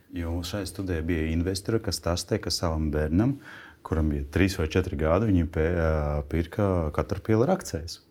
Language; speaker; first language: Latvian; non-native, local second language; Russian